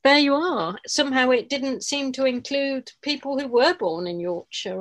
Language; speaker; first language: English; native; English